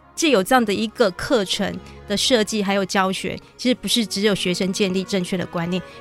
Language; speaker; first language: Chinese; native; Chinese